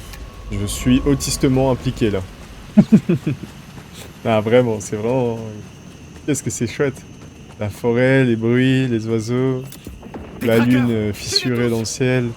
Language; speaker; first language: French; native; French